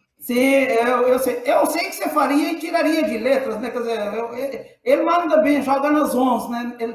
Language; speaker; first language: Portuguese; non-native, local second language; Kabuverdianu